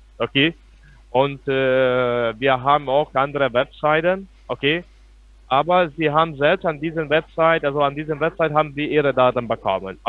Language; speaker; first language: German; non-native, fluent; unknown